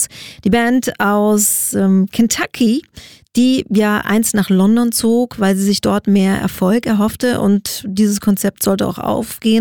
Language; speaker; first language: German; native; German